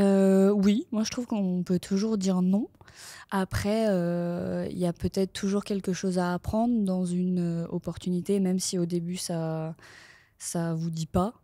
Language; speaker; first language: French; native; French